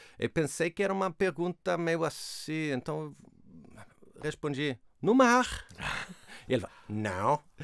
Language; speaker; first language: Portuguese; non-native, fluent; Swedish